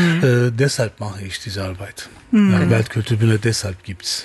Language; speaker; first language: German; non-native, learner; Turkish